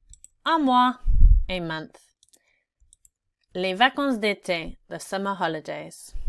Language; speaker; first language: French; non-native, fluent; English